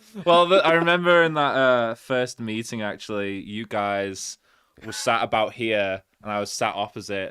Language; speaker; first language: English; native; English